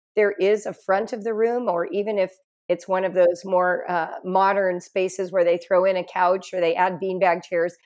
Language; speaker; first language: English; native; English